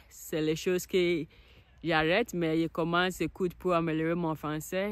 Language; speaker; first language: French; non-native, learner; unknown